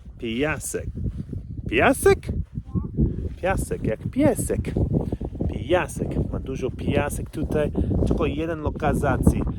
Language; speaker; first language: Polish; non-native, learner; English